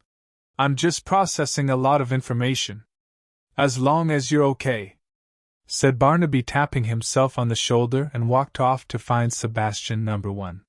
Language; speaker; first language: English; native; English